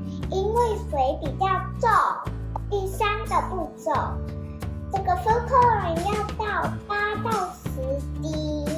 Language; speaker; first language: Chinese; early bilingual, heritage; Chinese